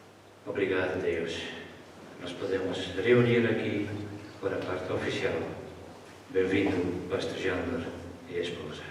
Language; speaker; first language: Portuguese; non-native, learner; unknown